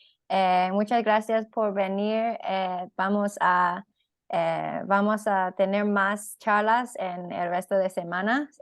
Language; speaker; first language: Spanish; non-native, fluent; English